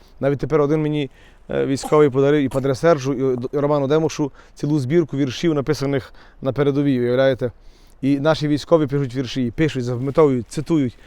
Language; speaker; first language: Ukrainian; native; Ukrainian